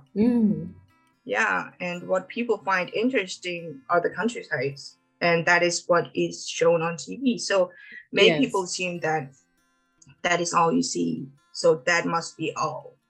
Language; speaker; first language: English; non-native, fluent; Mongolian